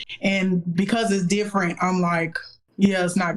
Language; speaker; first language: English; native; English